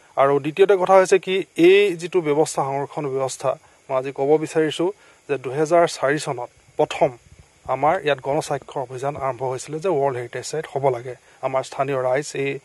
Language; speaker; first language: Assamese; native; Assamese